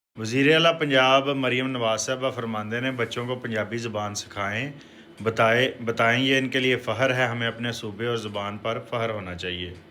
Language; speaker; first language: Urdu; non-native, local second language; Punjabi